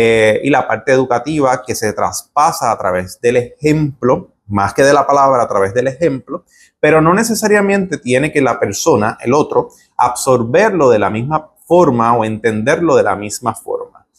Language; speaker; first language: Spanish; native; Spanish